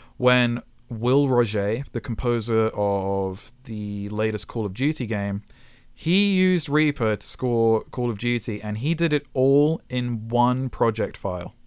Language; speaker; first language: English; native; English